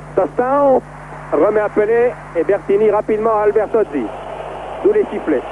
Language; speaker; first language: French; native; French